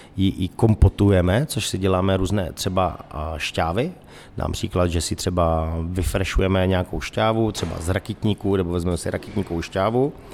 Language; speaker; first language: Czech; native; Czech